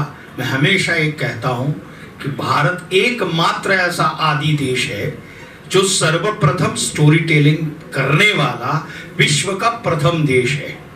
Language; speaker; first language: Hindi; native; Hindi